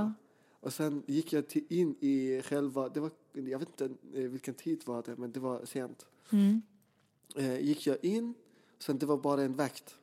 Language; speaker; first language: Swedish; non-native, fluent; Persian